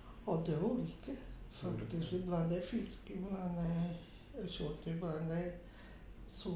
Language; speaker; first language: Swedish; non-native, fluent; Portuguese